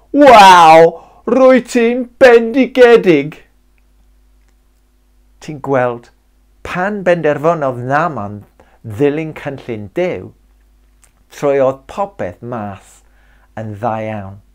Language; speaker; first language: Welsh; non-native, local second language; English